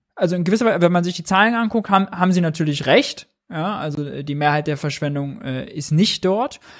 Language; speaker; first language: German; native; German